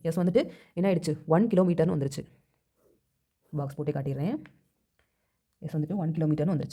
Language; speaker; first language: Tamil; native; Tamil